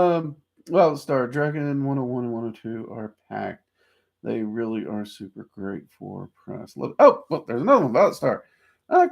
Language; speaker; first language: English; native; English